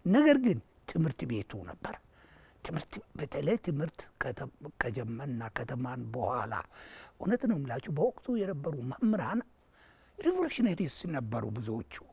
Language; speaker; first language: Amharic; non-native, local second language; Wolaytta